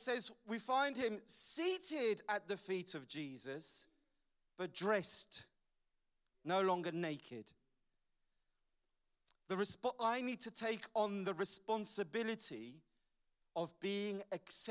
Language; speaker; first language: English; native; English